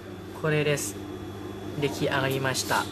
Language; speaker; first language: Japanese; non-native, learner; Thai